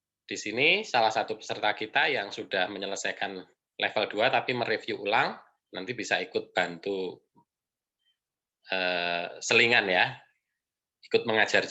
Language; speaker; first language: Indonesian; native; Indonesian